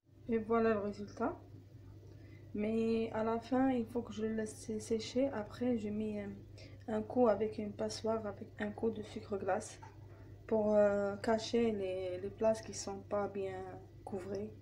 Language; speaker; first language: French; non-native, learner; Arabic